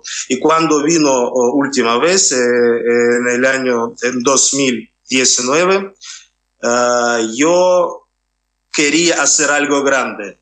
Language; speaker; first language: Spanish; non-native, fluent; Russian